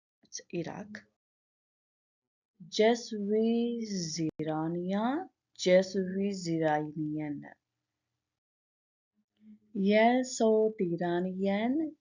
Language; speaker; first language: French; non-native, learner; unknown